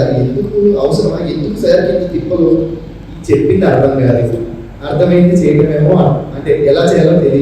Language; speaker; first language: Telugu; native; Telugu